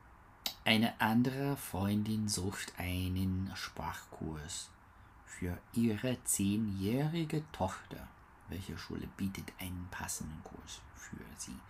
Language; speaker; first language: German; non-native, learner; English